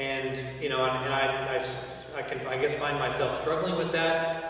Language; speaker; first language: English; native; English